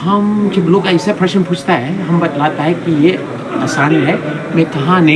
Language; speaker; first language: Hindi; non-native, fluent; English